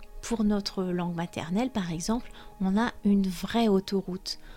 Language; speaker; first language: French; native; French